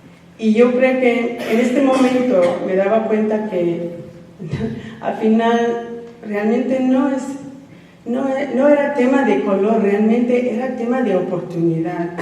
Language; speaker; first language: Spanish; non-native, fluent; English